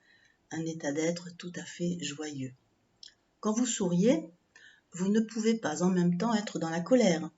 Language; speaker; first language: French; native; French